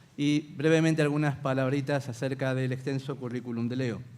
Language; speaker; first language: Spanish; native; Spanish